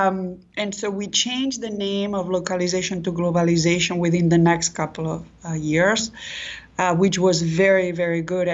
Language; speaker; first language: English; non-native, fluent; Catalan